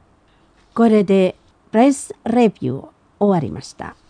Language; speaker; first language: Japanese; non-native, fluent; Indonesian